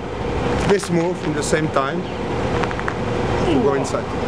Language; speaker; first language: English; non-native, learner; French